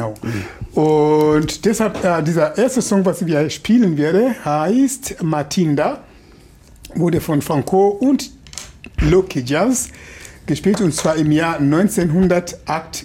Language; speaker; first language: German; non-native, fluent; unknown